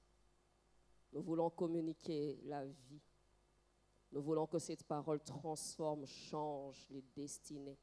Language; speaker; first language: French; non-native, local second language; Lingala